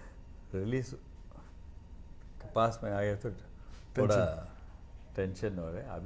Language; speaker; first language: Hindi; non-native, local second language; Tamil